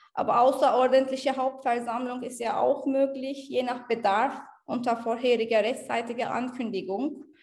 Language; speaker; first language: German; non-native, fluent; Turkish